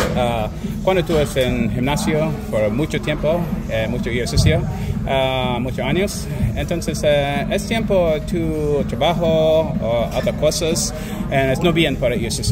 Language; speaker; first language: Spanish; non-native, learner; English